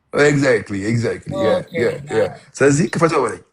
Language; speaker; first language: English; non-native, fluent; Amharic